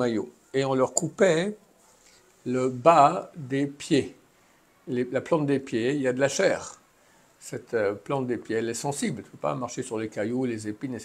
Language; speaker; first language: French; native; French